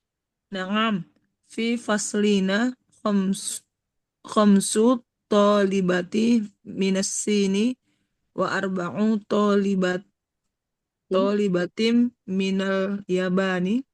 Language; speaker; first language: Arabic; non-native, learner; Indonesian